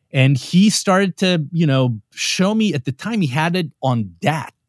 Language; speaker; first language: English; non-native, fluent; Hebrew